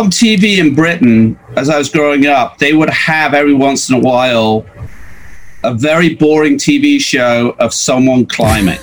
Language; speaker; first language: English; native; English